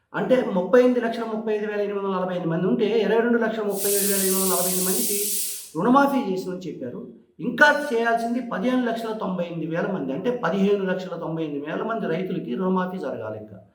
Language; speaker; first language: Telugu; native; Telugu